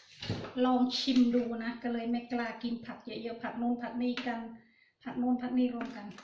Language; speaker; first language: Thai; non-native, local second language; Northeastern Thai